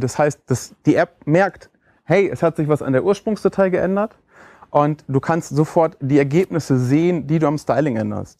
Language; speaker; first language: German; native; German